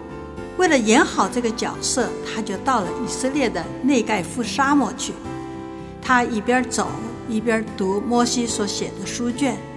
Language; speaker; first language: Chinese; native; Chinese